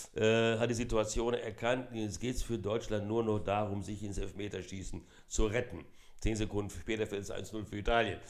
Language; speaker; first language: German; early bilingual, other home language; Portuguese